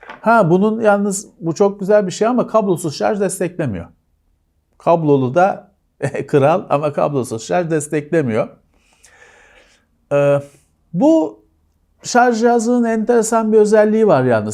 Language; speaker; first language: Turkish; native; Turkish